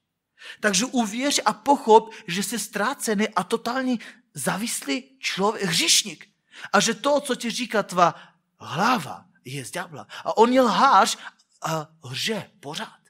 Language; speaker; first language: Czech; non-native, fluent; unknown